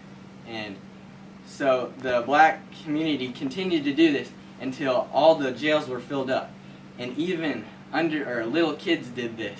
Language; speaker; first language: English; native; English